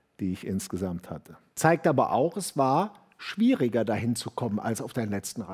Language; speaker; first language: German; native; German